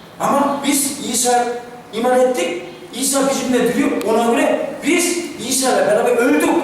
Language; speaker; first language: Turkish; non-native, fluent; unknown